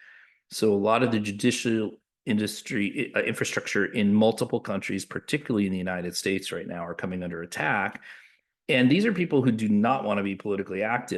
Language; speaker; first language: English; native; English